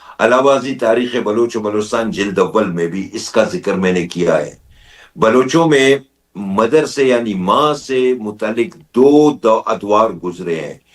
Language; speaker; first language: Urdu; non-native, local second language; Baluchi